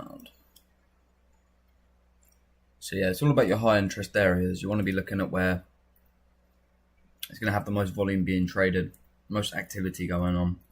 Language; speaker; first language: English; native; English